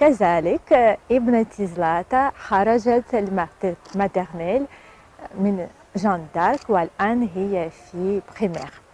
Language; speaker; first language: Arabic; non-native, fluent; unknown